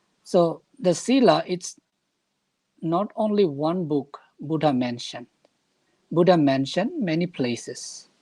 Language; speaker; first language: English; non-native, fluent; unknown